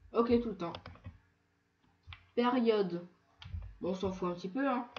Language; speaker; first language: French; native; French